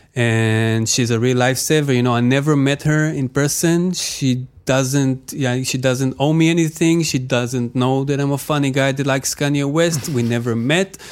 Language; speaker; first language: English; non-native, fluent; Hebrew